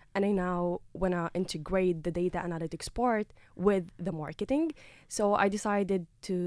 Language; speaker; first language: English; non-native, fluent; Arabic